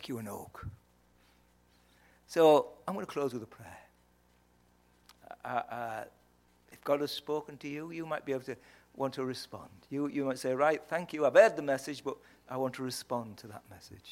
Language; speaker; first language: English; native; English